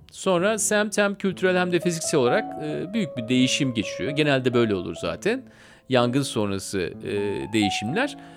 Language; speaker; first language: Turkish; native; Turkish